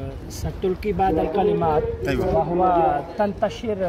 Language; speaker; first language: Arabic; non-native, fluent; Urdu